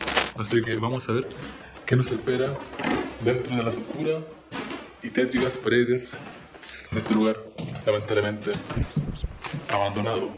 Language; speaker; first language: Spanish; native; Spanish